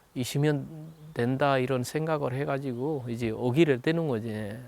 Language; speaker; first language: Korean; non-native, fluent; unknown